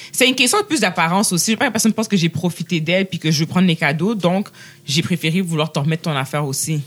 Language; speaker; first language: French; native; French